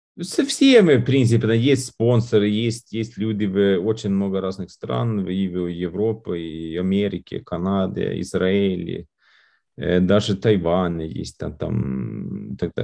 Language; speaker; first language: Russian; non-native, fluent; Lithuanian